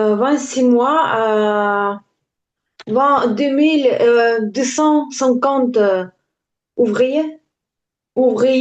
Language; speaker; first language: French; non-native, learner; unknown